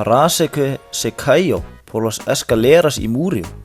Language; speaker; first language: Spanish; non-native, learner; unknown